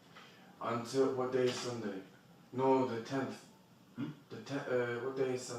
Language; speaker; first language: English; native; English